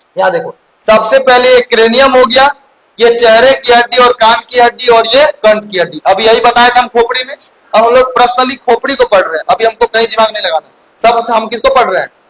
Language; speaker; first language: Hindi; native; Hindi